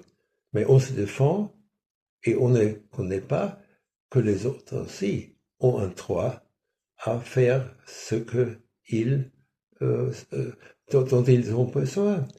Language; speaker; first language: French; non-native, fluent; German